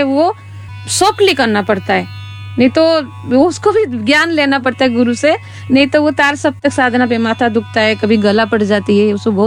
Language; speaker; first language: Hindi; non-native, local second language; Odia